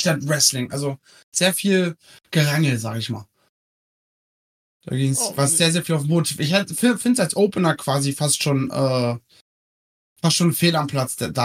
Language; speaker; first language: German; native; German